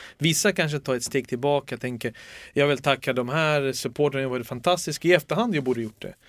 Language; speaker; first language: Swedish; early bilingual, other home language; Serbian